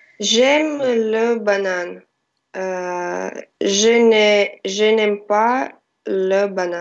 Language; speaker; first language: French; non-native, learner; Russian